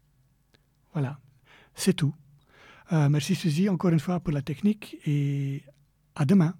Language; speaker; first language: French; native; French